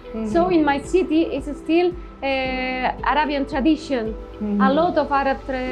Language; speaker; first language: English; non-native, learner; Spanish